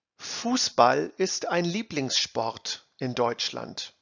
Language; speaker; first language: German; non-native, fluent; English